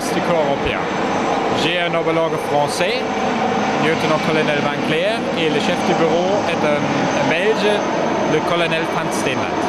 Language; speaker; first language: French; non-native, fluent; German